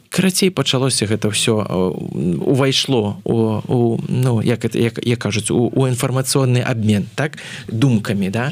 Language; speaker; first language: Belarusian; non-native, local second language; Russian